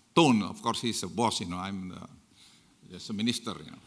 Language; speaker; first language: English; non-native, fluent; Indonesian